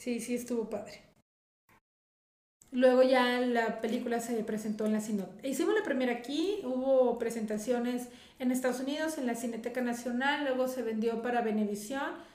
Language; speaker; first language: Spanish; native; Spanish